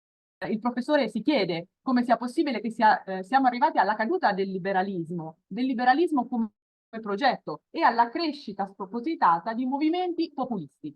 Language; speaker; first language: Italian; native; Italian